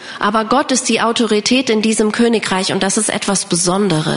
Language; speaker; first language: German; non-native, fluent; English